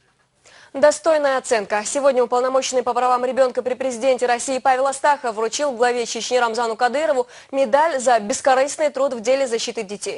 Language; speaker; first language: Russian; native; Russian